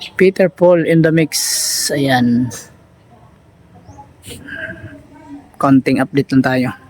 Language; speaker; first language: Filipino; non-native, local second language; Cebuano